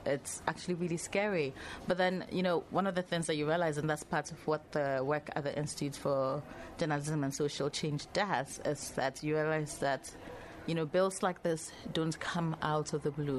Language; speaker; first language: English; non-native, local second language; Akan